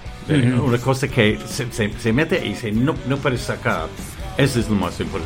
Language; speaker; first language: Spanish; non-native, fluent; English